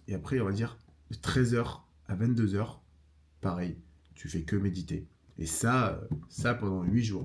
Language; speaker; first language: French; native; French